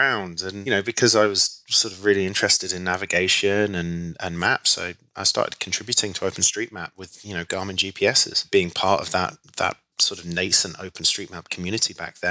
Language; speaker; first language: English; native; English